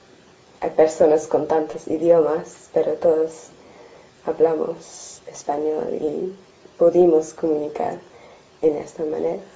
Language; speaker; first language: Spanish; non-native, learner; English